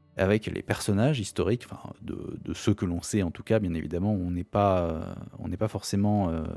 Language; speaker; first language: French; native; French